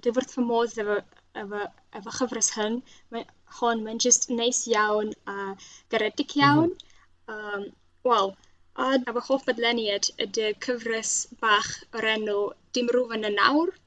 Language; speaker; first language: Welsh; non-native, learner; Russian